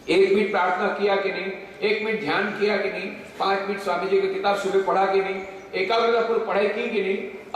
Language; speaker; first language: Hindi; non-native, local second language; Gujarati